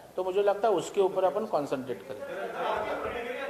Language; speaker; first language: Hindi; non-native, local second language; Marathi